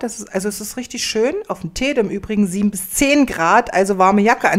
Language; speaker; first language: German; native; German